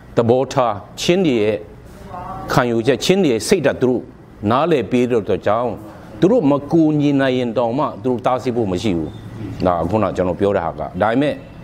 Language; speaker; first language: Burmese; non-native, local second language; Hakha Chin